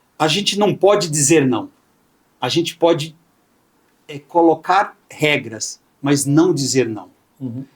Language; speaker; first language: Portuguese; native; Portuguese